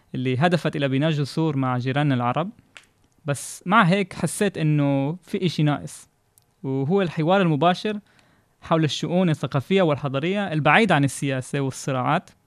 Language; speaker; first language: Arabic; non-native, fluent; Hebrew